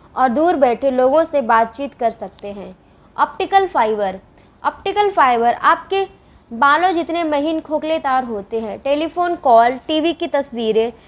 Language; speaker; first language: Hindi; native; Hindi